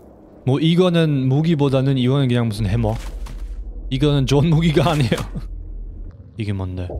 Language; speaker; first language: Korean; non-native, fluent; German